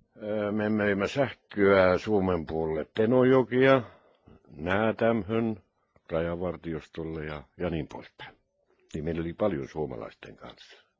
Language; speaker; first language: Finnish; non-native, local second language; Norwegian